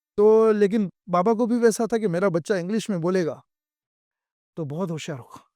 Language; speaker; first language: Hindi; non-native, local second language; Gujarati